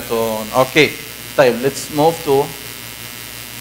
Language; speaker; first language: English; non-native, fluent; Arabic